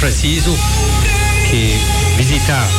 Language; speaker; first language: Portuguese; non-native, learner; English